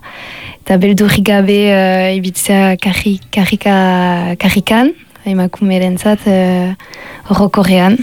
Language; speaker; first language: Basque; non-native, local second language; French